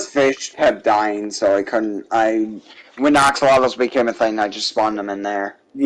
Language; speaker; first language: English; native; English